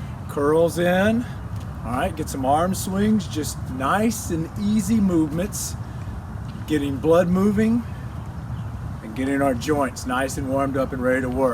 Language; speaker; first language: English; native; English